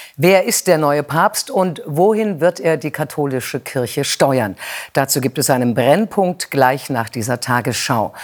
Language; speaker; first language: German; native; German